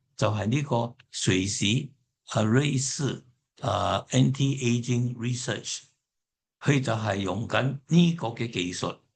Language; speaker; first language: Cantonese; early bilingual, heritage; Cantonese